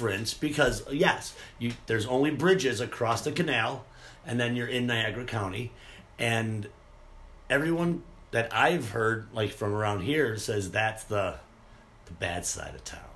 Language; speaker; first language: English; native; English